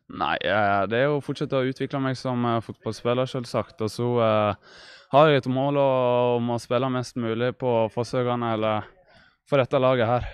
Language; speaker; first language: Norwegian; native; Norwegian